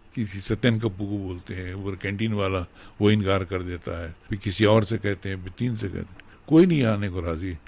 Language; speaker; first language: Hindi; native; Hindi